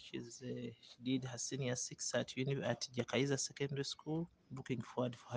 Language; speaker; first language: English; non-native, local second language; Ganda